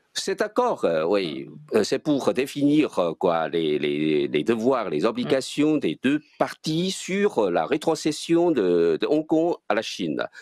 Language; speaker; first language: French; non-native, fluent; Chinese